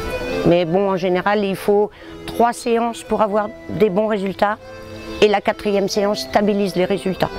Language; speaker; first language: French; native; French